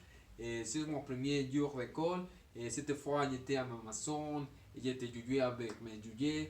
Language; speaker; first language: French; non-native, learner; Spanish